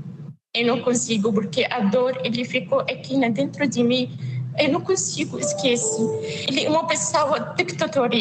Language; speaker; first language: Portuguese; non-native, learner; Arabic